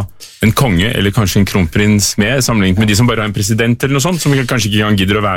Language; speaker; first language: Norwegian; native; Norwegian